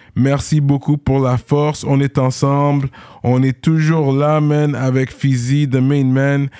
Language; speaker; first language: French; native; French